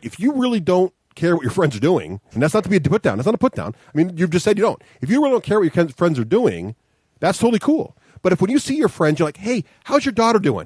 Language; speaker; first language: English; native; English